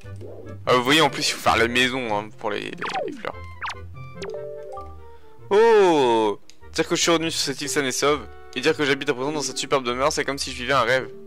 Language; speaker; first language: French; native; French